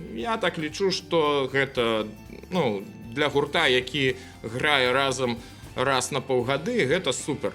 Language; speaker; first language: Belarusian; non-native, local second language; Russian